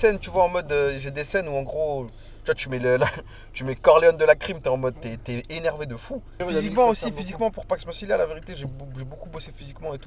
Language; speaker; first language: French; native; French